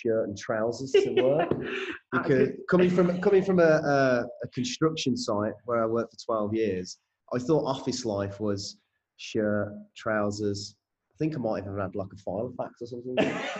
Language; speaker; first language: English; native; English